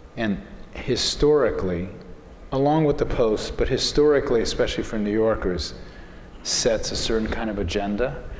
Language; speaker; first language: English; native; English